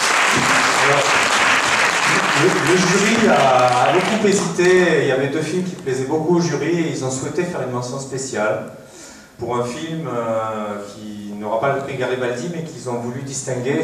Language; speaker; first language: French; native; French